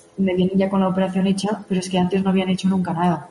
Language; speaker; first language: Spanish; native; Spanish